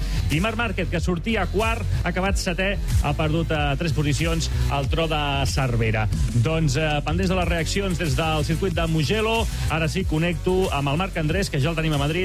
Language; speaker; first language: Catalan; native; Catalan